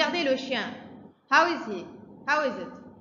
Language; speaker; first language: French; non-native, fluent; Arabic